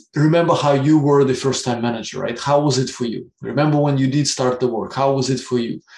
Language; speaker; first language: English; non-native, fluent; Russian